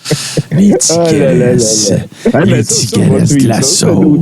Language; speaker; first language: French; native; French